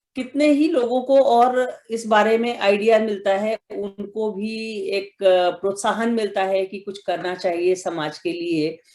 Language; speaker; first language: Hindi; native; Hindi